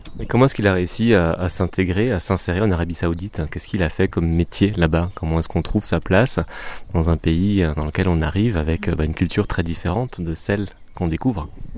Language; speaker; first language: French; native; French